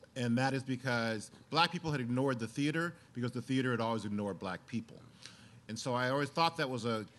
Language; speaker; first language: English; native; English